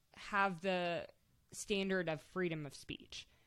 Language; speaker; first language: English; native; English